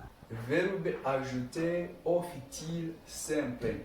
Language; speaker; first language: French; non-native, local second language; Kinyarwanda